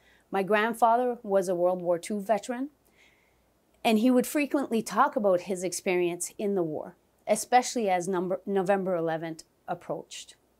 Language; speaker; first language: English; non-native, local second language; French